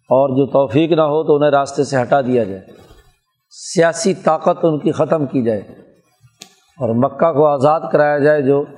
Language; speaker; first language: Urdu; non-native, local second language; Punjabi